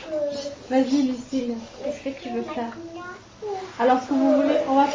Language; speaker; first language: French; native; French